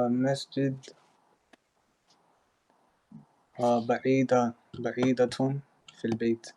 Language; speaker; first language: Arabic; non-native, learner; English